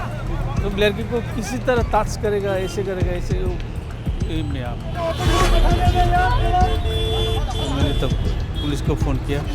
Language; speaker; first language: Hindi; non-native, local second language; Assamese